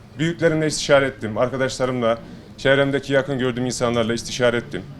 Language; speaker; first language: Turkish; native; Turkish